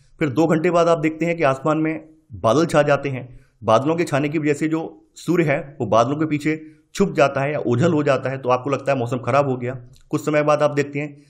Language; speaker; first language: Hindi; native; Hindi